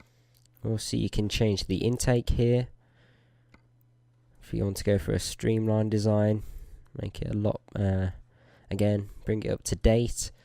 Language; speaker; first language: English; native; English